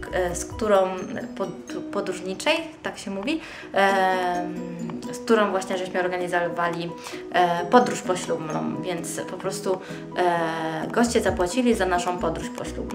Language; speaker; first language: Polish; early bilingual, heritage; Polish